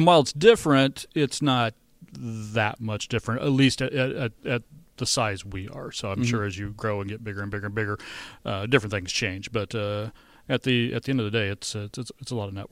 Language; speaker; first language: English; native; English